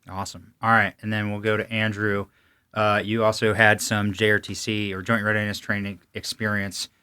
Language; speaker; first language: English; native; English